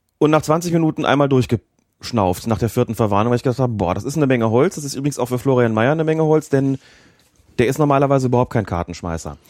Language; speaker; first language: German; native; German